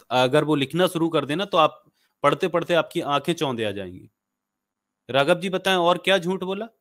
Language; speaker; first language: Hindi; native; Hindi